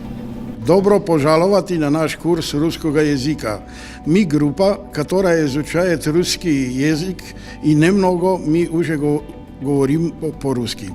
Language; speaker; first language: Russian; non-native, learner; Slovenian